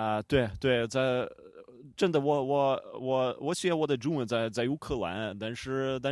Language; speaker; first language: Chinese; non-native, learner; Ukrainian